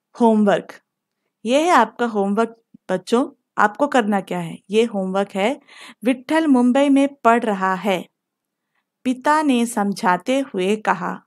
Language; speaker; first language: Hindi; non-native, local second language; Telugu